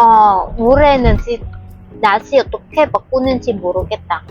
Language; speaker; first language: Korean; non-native, learner; Vietnamese